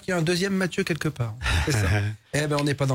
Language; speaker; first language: French; native; French